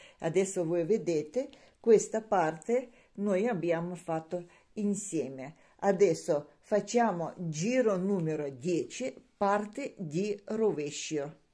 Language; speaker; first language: Italian; non-native, learner; Ukrainian